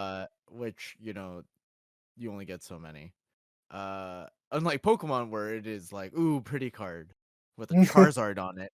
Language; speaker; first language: English; native; English